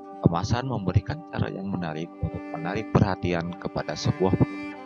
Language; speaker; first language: Indonesian; native; Indonesian